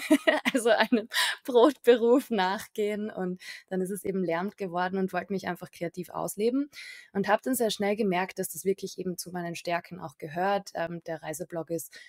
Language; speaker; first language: German; native; German